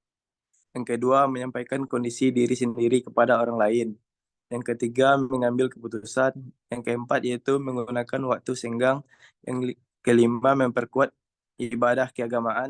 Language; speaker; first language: Indonesian; native; Indonesian